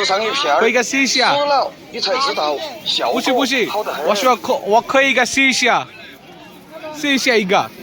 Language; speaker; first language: Chinese; non-native, learner; Bangla